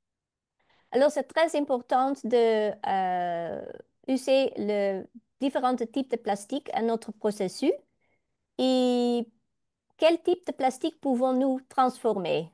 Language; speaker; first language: French; non-native, learner; Dutch